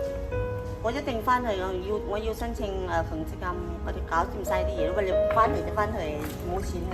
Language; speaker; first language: Cantonese; non-native, learner; Thai